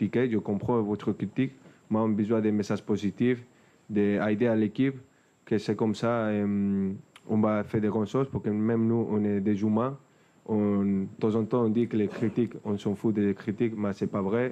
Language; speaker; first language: French; non-native, fluent; Spanish